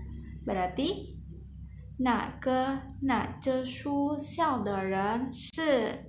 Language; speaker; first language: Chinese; non-native, learner; Indonesian